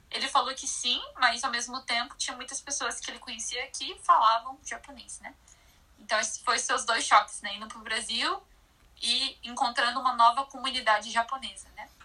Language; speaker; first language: Portuguese; native; Portuguese